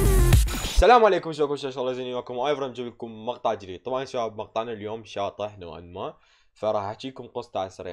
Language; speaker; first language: Arabic; native; Arabic